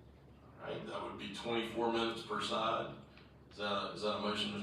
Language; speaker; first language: English; native; English